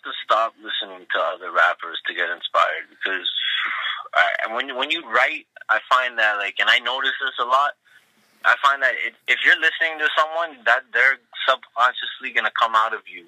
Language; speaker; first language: English; native; English